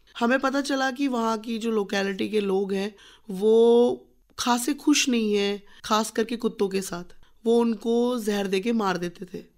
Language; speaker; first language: Hindi; native; Hindi